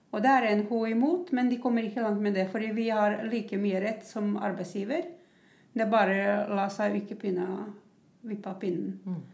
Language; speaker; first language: Norwegian; non-native, fluent; Croatian